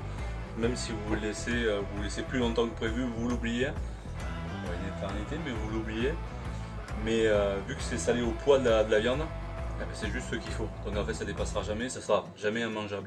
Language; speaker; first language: French; native; French